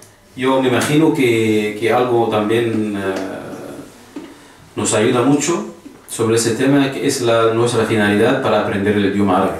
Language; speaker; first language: Spanish; non-native, fluent; Arabic